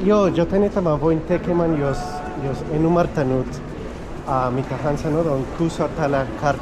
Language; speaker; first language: Finnish; non-native, learner; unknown